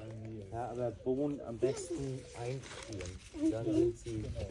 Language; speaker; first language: German; native; German